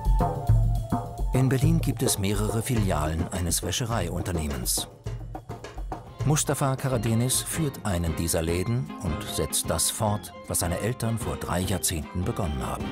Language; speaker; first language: German; native; German